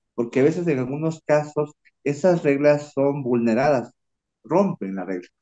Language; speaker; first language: Spanish; native; Spanish